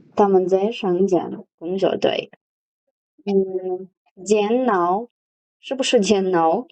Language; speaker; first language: Chinese; non-native, fluent; Kazakh